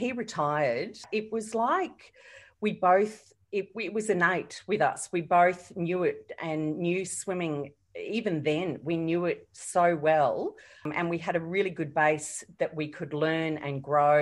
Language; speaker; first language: English; native; English